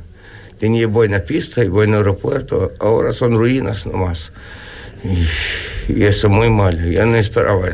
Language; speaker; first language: Spanish; non-native, learner; Ukrainian